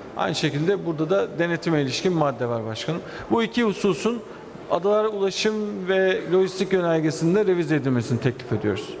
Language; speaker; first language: Turkish; native; Turkish